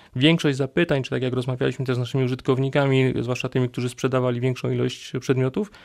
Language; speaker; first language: Polish; native; Polish